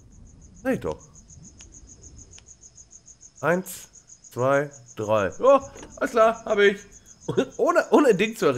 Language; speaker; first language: German; native; German